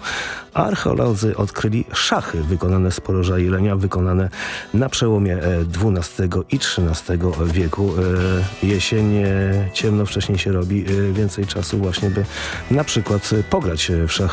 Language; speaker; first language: Polish; native; Polish